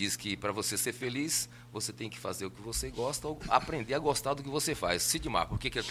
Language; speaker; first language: Portuguese; native; Portuguese